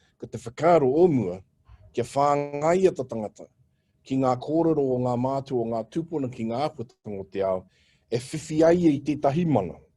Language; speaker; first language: Māori; non-native, local second language; English